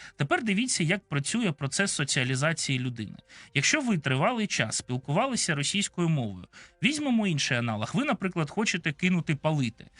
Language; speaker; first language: Ukrainian; non-native, local second language; Russian